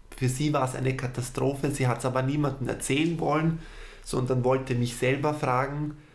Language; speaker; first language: German; native; German